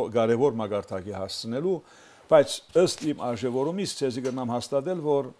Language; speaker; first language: Armenian; early bilingual, heritage; Armenian